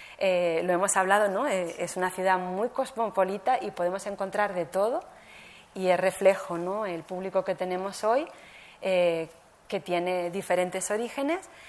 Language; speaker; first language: Spanish; native; Spanish